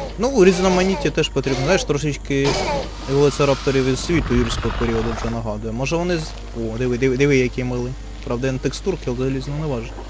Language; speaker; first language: Ukrainian; non-native, local second language; Russian